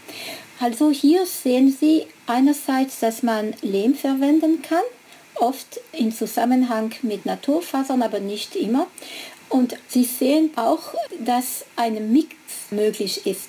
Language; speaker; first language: German; non-native, fluent; French